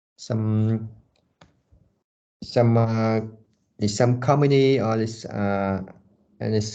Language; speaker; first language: English; non-native, learner; Vietnamese